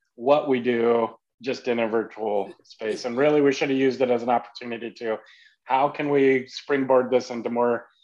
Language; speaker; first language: English; native; English